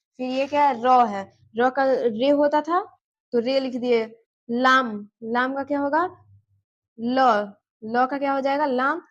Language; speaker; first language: Hindi; native; Hindi